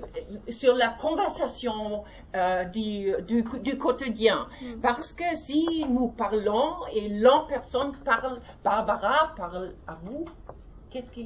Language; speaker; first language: French; non-native, learner; German